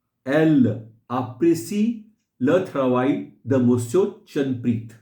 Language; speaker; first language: French; non-native, fluent; Hindi